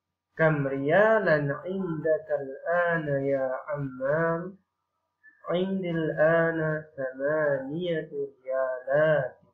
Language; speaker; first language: Arabic; non-native, fluent; Indonesian